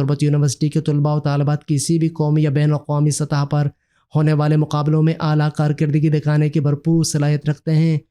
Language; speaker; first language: Urdu; non-native, local second language; Baluchi